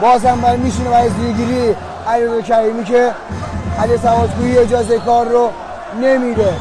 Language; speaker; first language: Persian; native; Persian